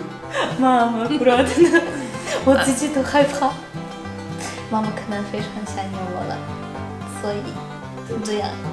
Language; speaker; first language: Chinese; non-native, fluent; Russian